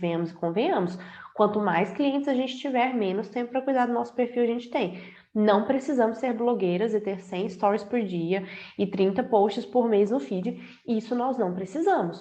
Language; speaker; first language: Portuguese; native; Portuguese